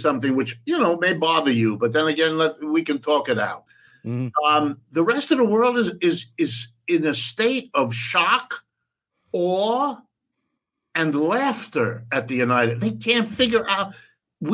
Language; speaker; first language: English; early bilingual, other home language; French